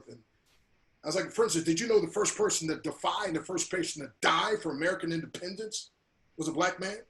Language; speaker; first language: English; native; English